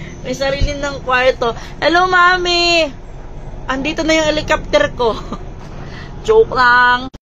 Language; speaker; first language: Filipino; non-native, local second language; Cebuano